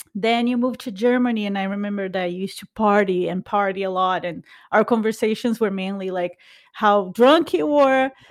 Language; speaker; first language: English; non-native, fluent; Portuguese